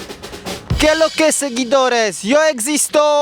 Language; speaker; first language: Spanish; non-native, learner; Polish